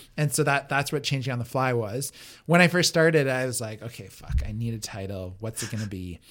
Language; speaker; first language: English; native; English